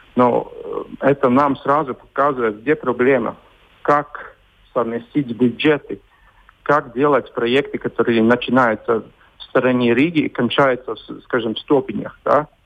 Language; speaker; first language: Russian; non-native, local second language; Latvian